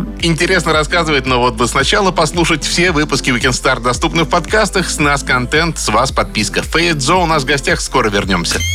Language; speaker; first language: Russian; native; Russian